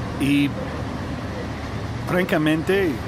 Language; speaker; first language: Spanish; non-native, learner; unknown